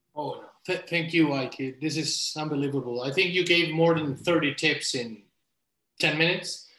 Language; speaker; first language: English; non-native, fluent; Spanish